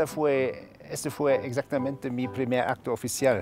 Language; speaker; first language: Spanish; non-native, fluent; German